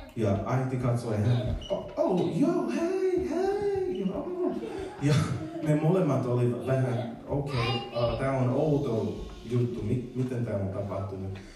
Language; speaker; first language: Finnish; non-native, learner; English